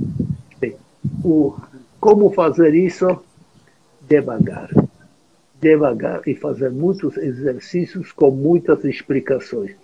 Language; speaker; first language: Portuguese; non-native, fluent; Czech